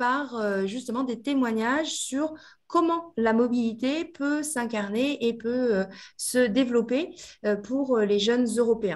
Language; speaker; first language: French; native; French